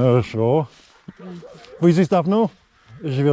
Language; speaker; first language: Russian; non-native, learner; English